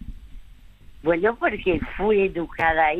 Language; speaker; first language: Spanish; early bilingual, other home language; French